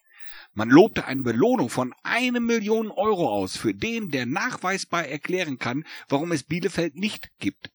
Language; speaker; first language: German; native; German